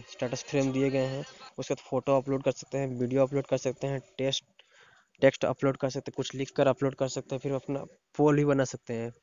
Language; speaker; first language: Hindi; non-native, local second language; Odia